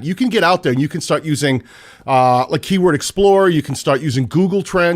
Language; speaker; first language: English; native; English